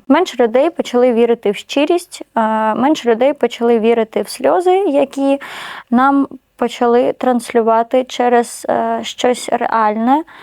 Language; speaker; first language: Ukrainian; non-native, local second language; Russian